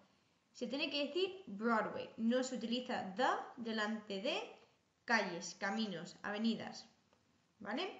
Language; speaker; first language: Spanish; non-native, fluent; English